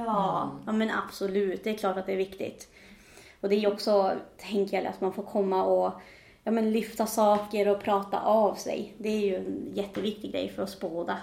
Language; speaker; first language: Swedish; native; Swedish